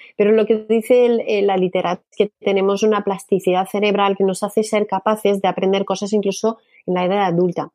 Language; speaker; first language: Spanish; non-native, fluent; French